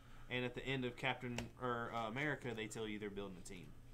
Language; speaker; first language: English; native; English